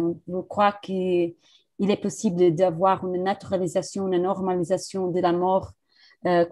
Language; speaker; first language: French; non-native, fluent; Portuguese